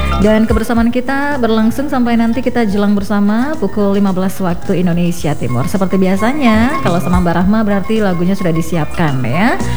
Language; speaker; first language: Indonesian; native; Indonesian